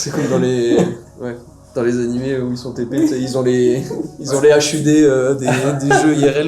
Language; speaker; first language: French; native; French